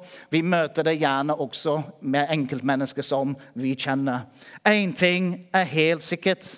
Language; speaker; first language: Norwegian; non-native, fluent; English